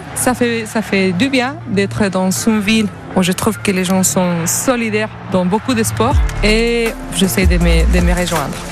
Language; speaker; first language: French; non-native, fluent; Spanish